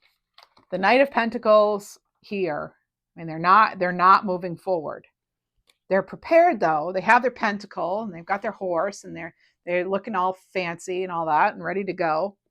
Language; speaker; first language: English; native; English